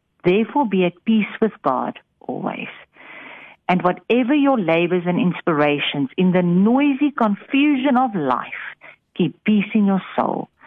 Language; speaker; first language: English; non-native, local second language; Afrikaans